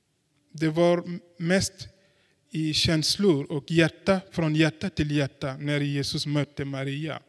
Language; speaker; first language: Swedish; non-native, fluent; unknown